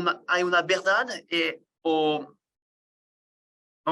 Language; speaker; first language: Spanish; non-native, learner; French